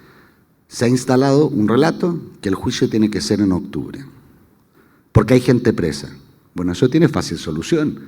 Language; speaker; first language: Spanish; native; Spanish